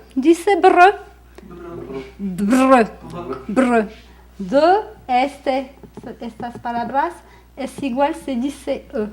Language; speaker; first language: Spanish; non-native, fluent; French